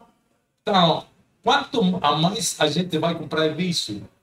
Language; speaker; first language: Portuguese; non-native, fluent; Spanish